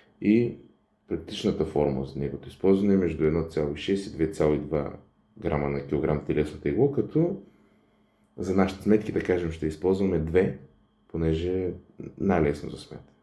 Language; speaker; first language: Bulgarian; native; Bulgarian